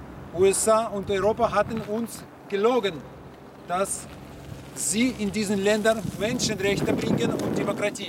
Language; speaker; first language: German; non-native, learner; Russian